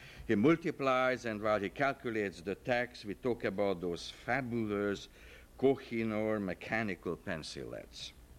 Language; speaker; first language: English; non-native, fluent; Hungarian